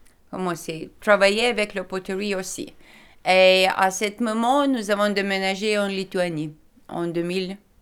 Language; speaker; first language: French; non-native, learner; Lithuanian